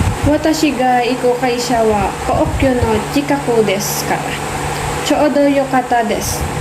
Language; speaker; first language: Japanese; non-native, learner; Filipino